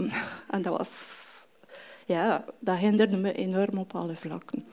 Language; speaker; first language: Dutch; non-native, fluent; French